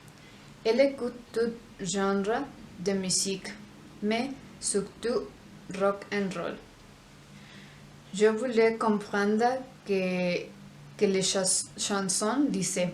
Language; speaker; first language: French; non-native, learner; Spanish